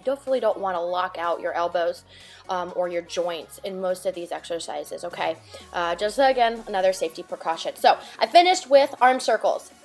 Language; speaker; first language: English; native; English